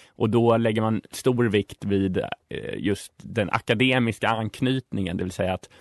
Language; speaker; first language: Swedish; native; Swedish